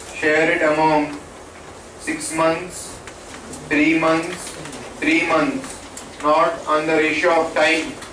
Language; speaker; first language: English; non-native, local second language; Telugu